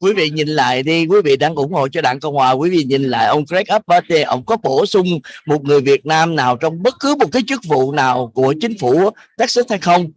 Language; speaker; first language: Vietnamese; native; Vietnamese